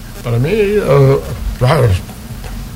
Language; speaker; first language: Portuguese; non-native, learner; German